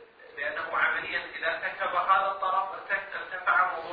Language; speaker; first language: Arabic; native; Arabic